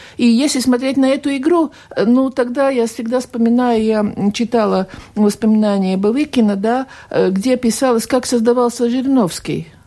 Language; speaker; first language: Russian; non-native, local second language; Latvian